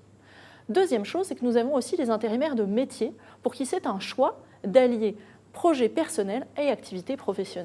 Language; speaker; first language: French; native; French